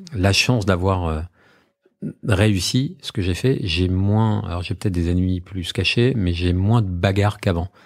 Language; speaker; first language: French; native; French